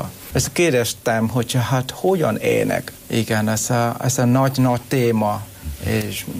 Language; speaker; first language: Hungarian; non-native, learner; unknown